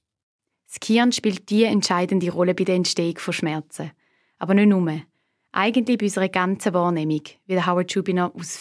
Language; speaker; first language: German; native; German